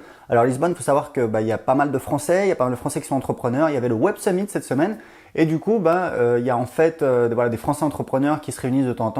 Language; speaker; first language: French; native; French